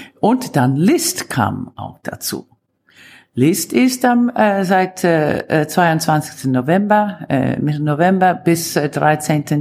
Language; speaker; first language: German; non-native, fluent; Italian